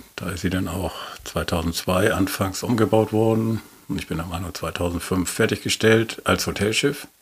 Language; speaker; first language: German; native; German